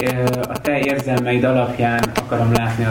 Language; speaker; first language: Hungarian; native; Hungarian